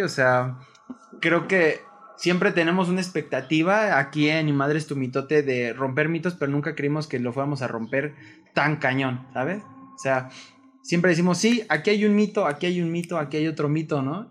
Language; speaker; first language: Spanish; native; Spanish